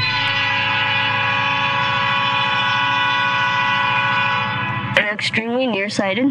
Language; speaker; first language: English; native; English